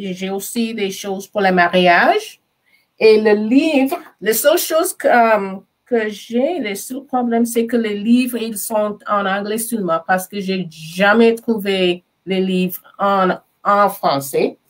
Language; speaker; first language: French; non-native, learner; English